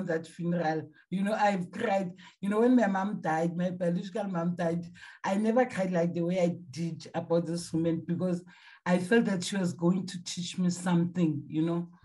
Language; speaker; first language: English; non-native, local second language; Tsonga